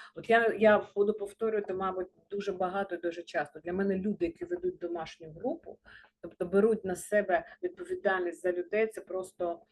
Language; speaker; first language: Ukrainian; non-native, local second language; Russian